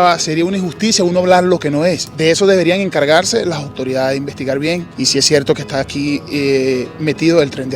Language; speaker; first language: Spanish; native; Spanish